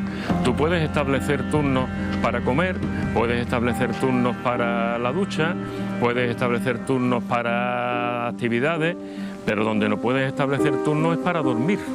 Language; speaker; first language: Spanish; native; Spanish